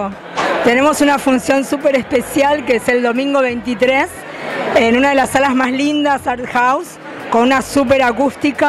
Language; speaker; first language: Spanish; native; Spanish